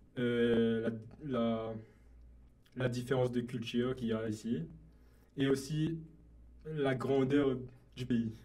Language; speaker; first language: French; non-native, local second language; Morisyen